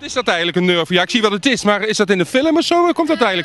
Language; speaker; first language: Dutch; native; Dutch